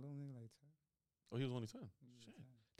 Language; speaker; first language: English; native; English